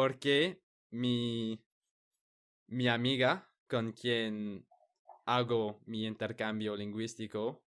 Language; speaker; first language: Spanish; non-native, learner; English